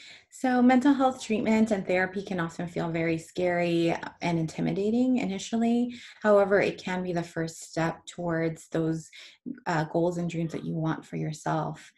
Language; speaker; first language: English; early bilingual, other home language; Spanish